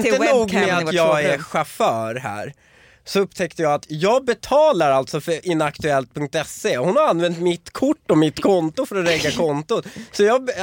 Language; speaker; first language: Swedish; early bilingual, other home language; Persian